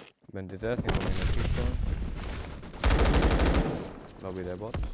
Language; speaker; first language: Spanish; native; Spanish